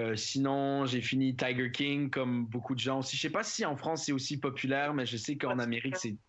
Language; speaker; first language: French; native; French